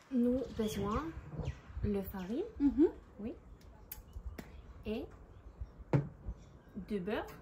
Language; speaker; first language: French; non-native, learner; Norwegian